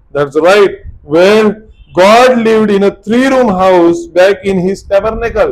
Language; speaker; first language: English; non-native, local second language; Marathi